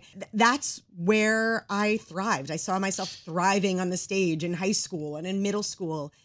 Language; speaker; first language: English; native; English